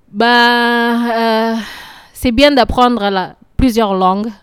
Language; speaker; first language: French; non-native, learner; Indonesian